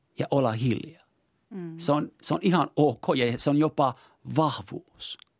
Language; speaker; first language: Finnish; non-native, fluent; French